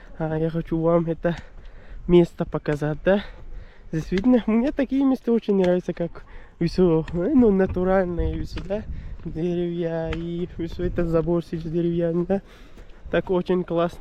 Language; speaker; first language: Russian; non-native, learner; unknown